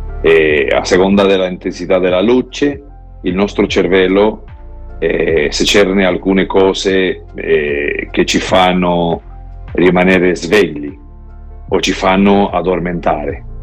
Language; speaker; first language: Italian; non-native, learner; Spanish